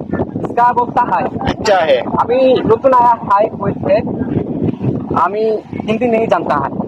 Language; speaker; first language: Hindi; non-native, learner; Bangla